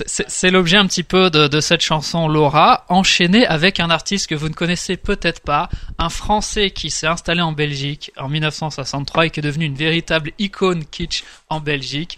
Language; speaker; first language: French; native; French